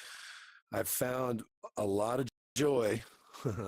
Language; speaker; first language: English; native; English